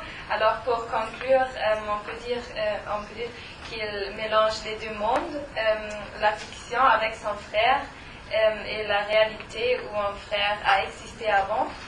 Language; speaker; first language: French; non-native, learner; German